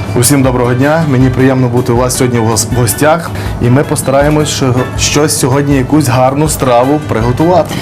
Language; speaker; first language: Ukrainian; native; Ukrainian